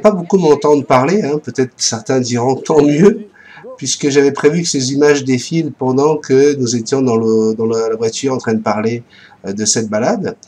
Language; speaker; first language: French; native; French